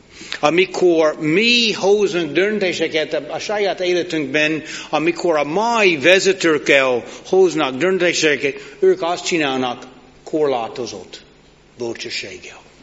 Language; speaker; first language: Hungarian; non-native, learner; English